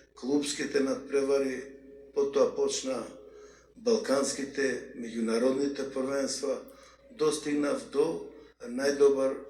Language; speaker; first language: Macedonian; non-native, local second language; Albanian